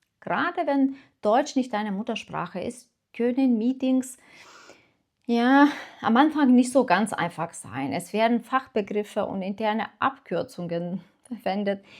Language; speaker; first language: German; non-native, fluent; Lithuanian